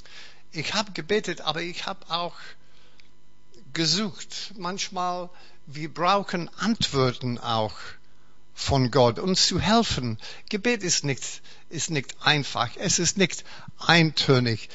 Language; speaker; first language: German; non-native, fluent; English